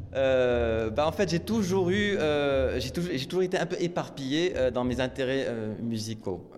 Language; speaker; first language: French; non-native, local second language; Arabic